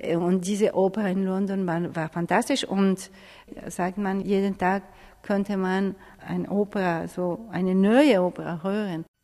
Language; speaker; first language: German; non-native, fluent; Italian